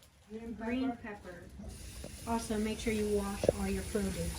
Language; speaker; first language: English; native; English